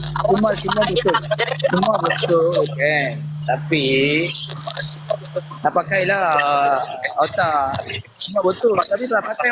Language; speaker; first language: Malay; non-native, learner; Rohingya